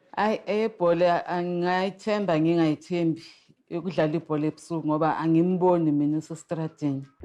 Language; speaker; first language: Zulu; native; Zulu